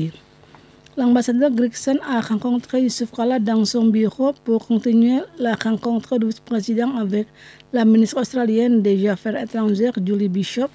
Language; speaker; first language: French; non-native, fluent; Indonesian